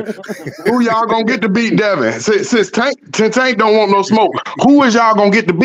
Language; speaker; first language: English; native; English